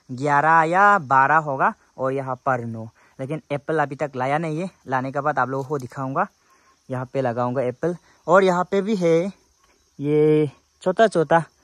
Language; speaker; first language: Hindi; non-native, local second language; Garo